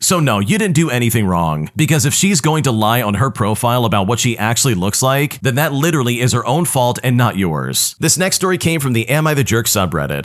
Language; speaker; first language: English; native; English